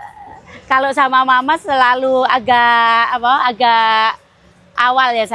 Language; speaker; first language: Indonesian; non-native, local second language; Javanese